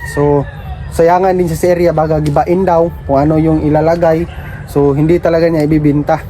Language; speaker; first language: Filipino; non-native, local second language; Cebuano